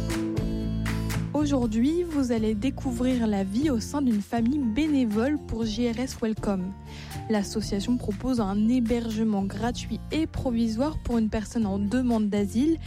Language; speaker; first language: French; native; French